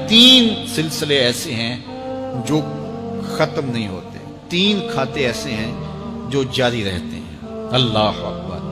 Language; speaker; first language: Urdu; native; Urdu